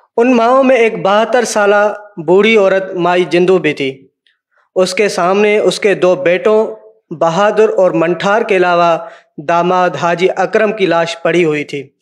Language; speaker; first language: Urdu; non-native, local second language; Sindhi